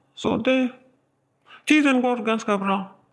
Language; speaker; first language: Swedish; non-native, learner; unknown